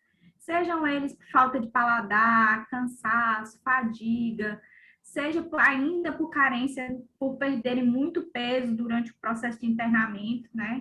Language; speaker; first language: Portuguese; native; Portuguese